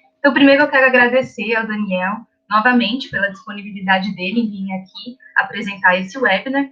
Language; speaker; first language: Portuguese; native; Portuguese